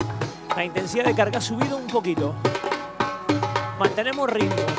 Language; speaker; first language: Spanish; native; Spanish